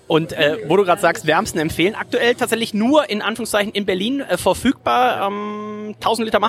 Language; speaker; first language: German; native; German